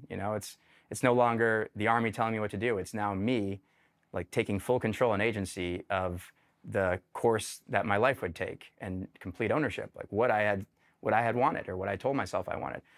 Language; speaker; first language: English; native; English